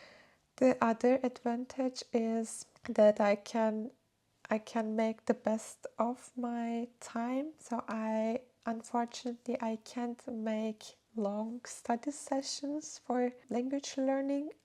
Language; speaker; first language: English; non-native, fluent; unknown